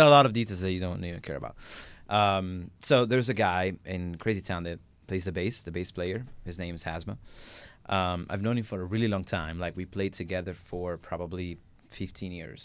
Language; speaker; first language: English; non-native, fluent; Italian